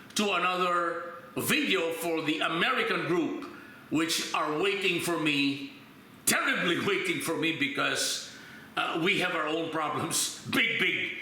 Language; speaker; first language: English; non-native, local second language; Filipino